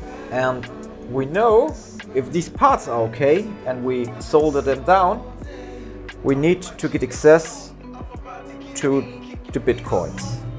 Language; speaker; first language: English; non-native, fluent; German